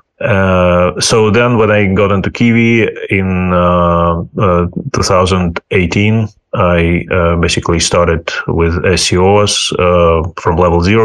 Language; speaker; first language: English; non-native, fluent; Ukrainian